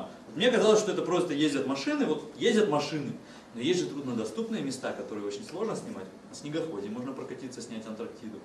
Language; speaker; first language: Russian; native; Russian